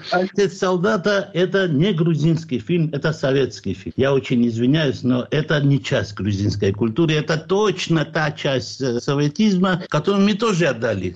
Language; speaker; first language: Russian; non-native, local second language; Georgian